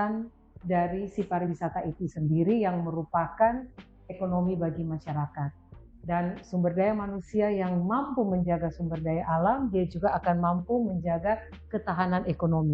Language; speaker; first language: Indonesian; native; Indonesian